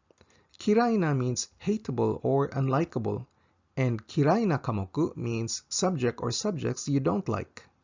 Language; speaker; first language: English; non-native, fluent; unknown